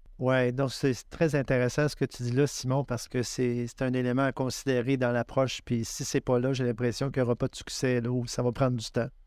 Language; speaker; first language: French; native; French